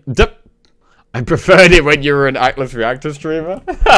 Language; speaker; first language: English; native; English